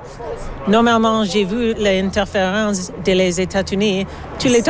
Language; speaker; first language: French; non-native, local second language; English